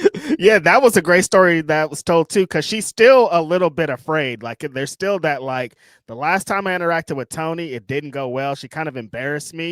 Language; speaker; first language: English; native; English